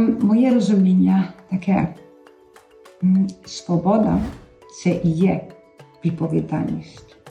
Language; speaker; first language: Ukrainian; early bilingual, heritage; Ukrainian